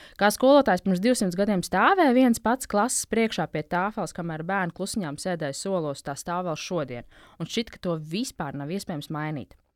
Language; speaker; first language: Latvian; native; Latvian